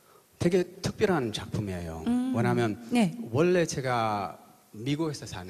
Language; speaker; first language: Korean; early bilingual, heritage; English